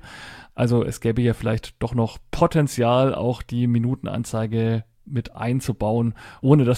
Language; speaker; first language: German; native; German